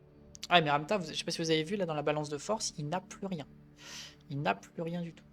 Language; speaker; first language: French; native; French